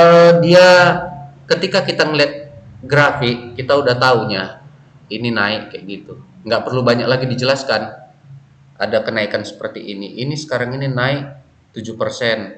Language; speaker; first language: Indonesian; native; Indonesian